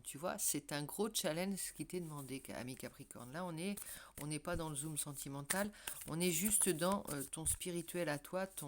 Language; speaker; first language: French; native; French